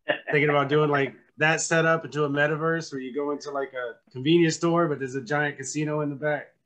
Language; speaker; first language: English; native; English